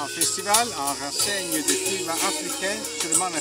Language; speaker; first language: French; non-native, learner; Italian